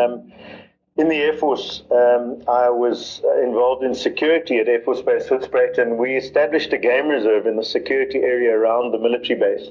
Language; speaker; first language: English; native; English